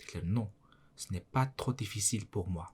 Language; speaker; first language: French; non-native, learner; Mongolian